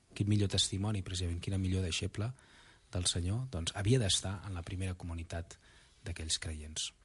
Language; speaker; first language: Catalan; native; Catalan